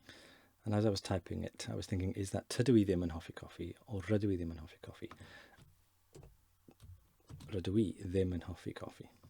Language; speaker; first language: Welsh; non-native, learner; English